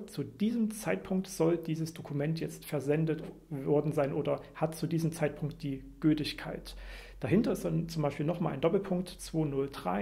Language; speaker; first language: German; native; German